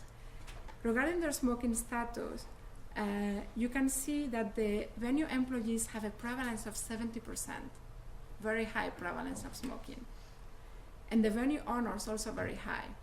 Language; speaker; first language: English; non-native, fluent; Spanish